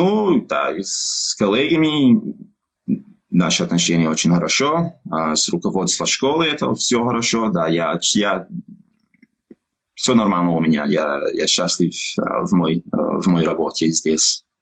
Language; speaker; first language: Russian; non-native, learner; English